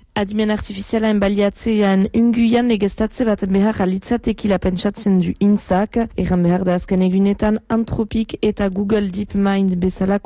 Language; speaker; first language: Basque; native; Basque